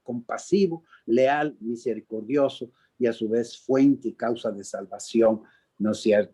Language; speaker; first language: Spanish; native; Spanish